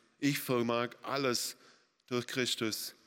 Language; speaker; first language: German; native; German